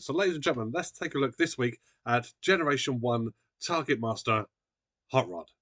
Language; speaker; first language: English; native; English